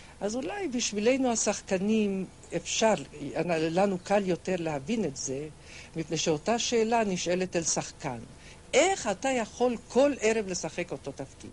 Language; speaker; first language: Hebrew; non-native, fluent; French